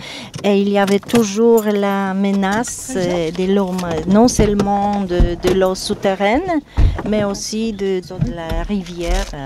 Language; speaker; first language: French; non-native, fluent; Polish